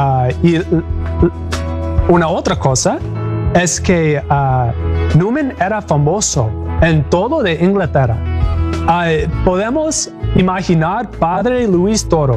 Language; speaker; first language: Spanish; non-native, learner; English